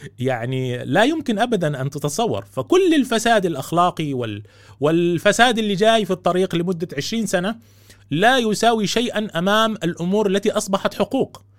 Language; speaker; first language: Arabic; native; Arabic